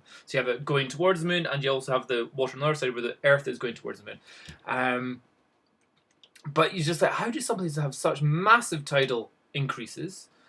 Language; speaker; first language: English; native; English